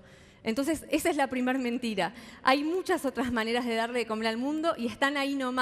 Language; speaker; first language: Spanish; native; Spanish